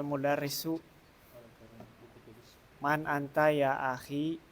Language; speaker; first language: Arabic; non-native, learner; Indonesian